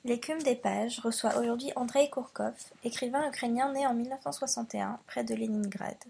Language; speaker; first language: French; native; French